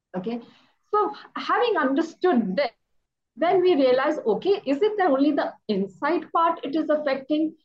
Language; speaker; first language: English; non-native, local second language; Hindi